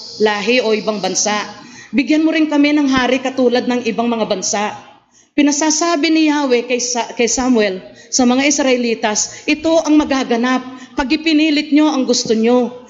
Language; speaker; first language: Filipino; non-native, local second language; Pampanga